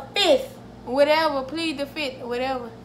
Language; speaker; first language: English; native; English